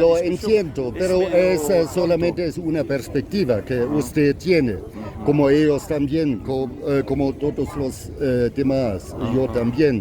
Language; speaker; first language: Spanish; non-native, fluent; German